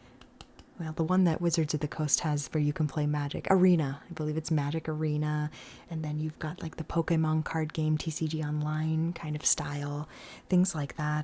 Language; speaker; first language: English; native; English